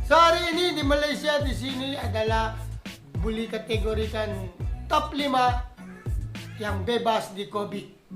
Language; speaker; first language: Malay; non-native, learner; Filipino